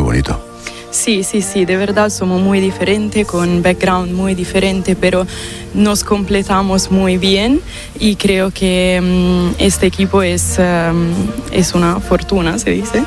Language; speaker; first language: Spanish; non-native, fluent; Italian